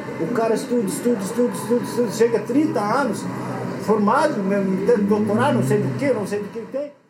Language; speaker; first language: Portuguese; non-native, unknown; Arabic